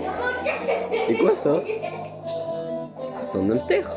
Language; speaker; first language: French; native; French